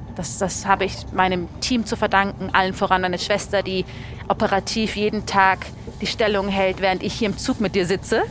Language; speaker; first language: German; early bilingual, other home language; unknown